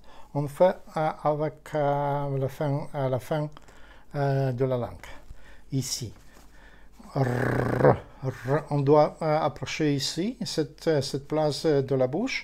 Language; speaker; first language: French; non-native, learner; Ukrainian